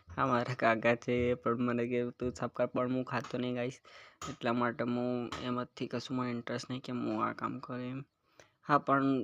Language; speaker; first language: Gujarati; non-native, local second language; Bhili